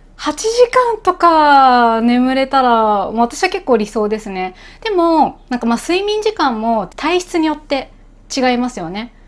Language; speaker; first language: Japanese; native; Japanese